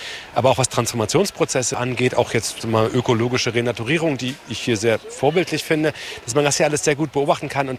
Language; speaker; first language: German; native; German